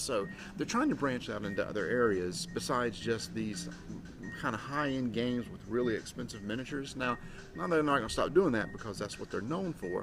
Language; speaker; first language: English; native; English